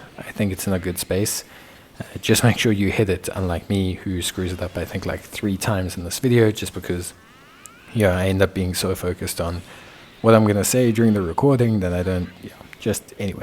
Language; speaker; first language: English; native; English